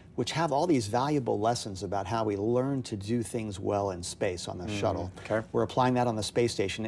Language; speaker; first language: English; native; English